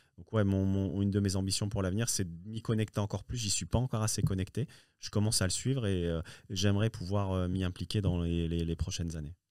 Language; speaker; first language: French; early bilingual, other home language; Riffian